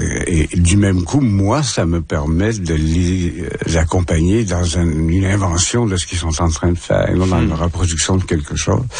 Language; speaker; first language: French; native; French